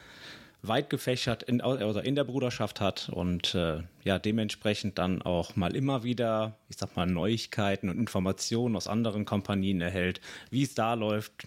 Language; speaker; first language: German; native; German